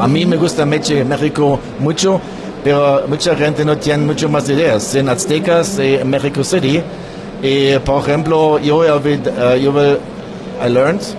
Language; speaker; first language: Spanish; non-native, learner; German